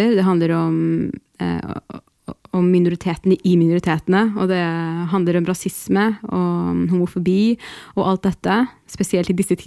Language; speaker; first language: Norwegian; early bilingual, other home language; Arabic